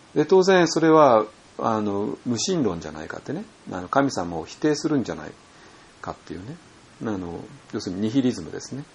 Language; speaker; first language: Japanese; native; Japanese